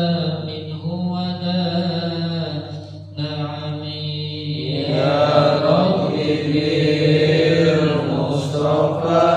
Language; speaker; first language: Indonesian; native; Indonesian